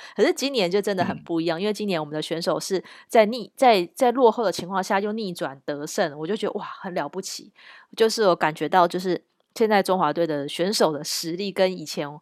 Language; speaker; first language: Chinese; native; Chinese